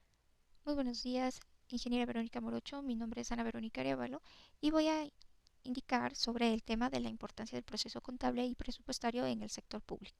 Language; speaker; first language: Spanish; native; Spanish